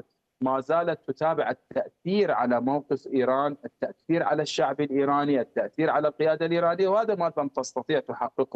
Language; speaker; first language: Arabic; non-native, fluent; Persian